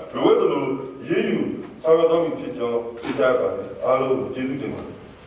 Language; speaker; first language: Burmese; non-native, local second language; Hakha Chin